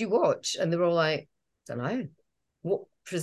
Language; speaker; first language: English; native; English